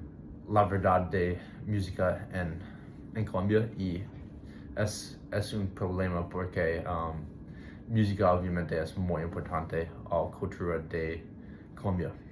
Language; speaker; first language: Spanish; non-native, learner; English